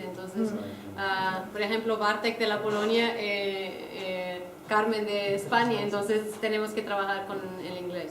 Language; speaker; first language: Spanish; non-native, fluent; Portuguese